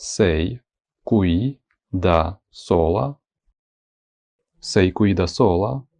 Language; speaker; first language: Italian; non-native, fluent; Ukrainian